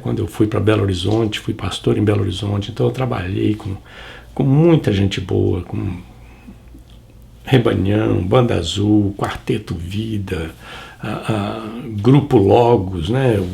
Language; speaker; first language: Portuguese; native; Portuguese